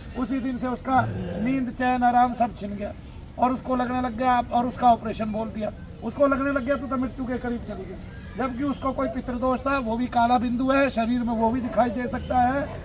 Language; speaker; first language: Hindi; native; Hindi